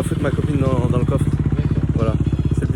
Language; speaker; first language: French; native; French